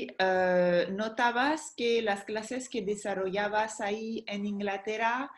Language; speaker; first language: Spanish; non-native, fluent; French